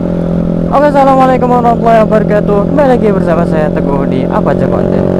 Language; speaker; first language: Indonesian; non-native, local second language; Javanese